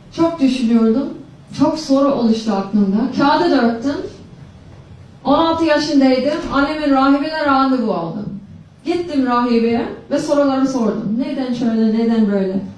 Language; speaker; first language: Turkish; non-native, fluent; English